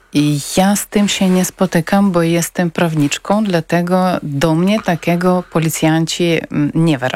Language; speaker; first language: Polish; non-native, fluent; Ukrainian